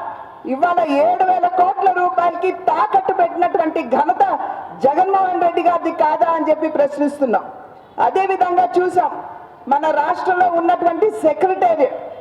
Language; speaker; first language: Telugu; native; Telugu